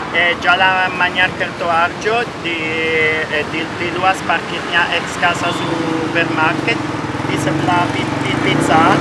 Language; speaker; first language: Indonesian; non-native, learner; Italian